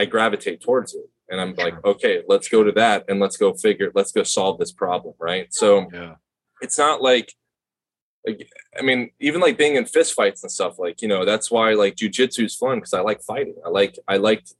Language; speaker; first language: English; native; English